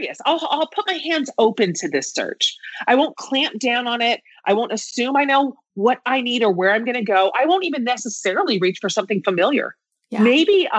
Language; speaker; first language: English; native; English